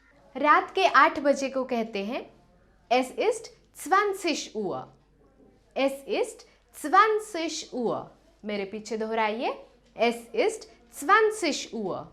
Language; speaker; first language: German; non-native, fluent; Hindi